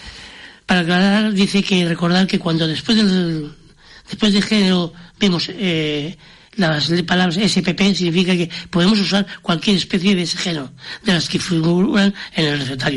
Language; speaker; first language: Spanish; native; Spanish